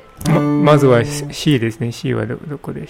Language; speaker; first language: Japanese; non-native, learner; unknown